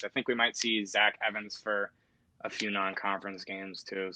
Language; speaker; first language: English; native; English